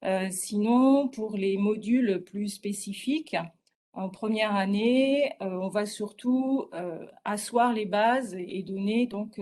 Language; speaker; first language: French; native; French